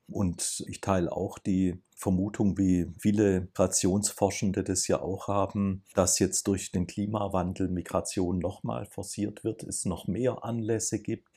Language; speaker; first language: German; native; German